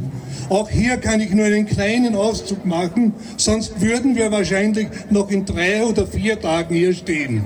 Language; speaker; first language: German; native; German